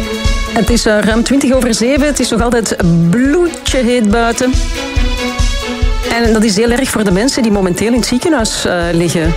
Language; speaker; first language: Dutch; native; Dutch